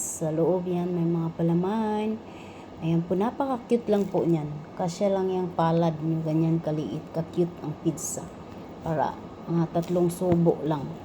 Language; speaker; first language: Filipino; non-native, local second language; Cebuano